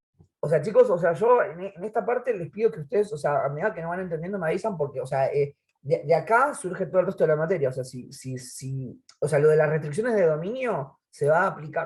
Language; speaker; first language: Spanish; native; Spanish